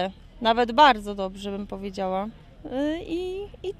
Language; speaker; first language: Polish; native; Polish